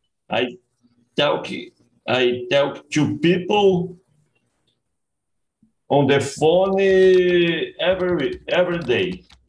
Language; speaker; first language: English; non-native, learner; Portuguese